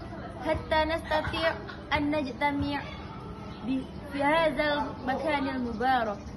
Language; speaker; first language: Arabic; non-native, learner; Indonesian